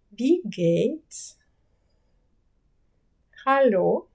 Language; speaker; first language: German; non-native, fluent; Ukrainian